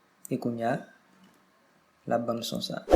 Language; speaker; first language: French; non-native, learner; Haitian Creole